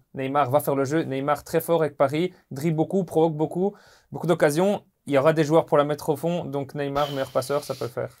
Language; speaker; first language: French; native; French